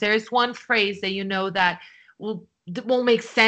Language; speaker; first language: English; non-native, fluent; Portuguese